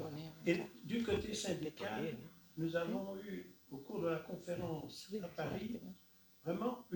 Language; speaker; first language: French; native; French